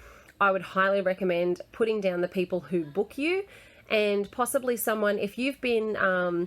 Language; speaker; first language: English; native; English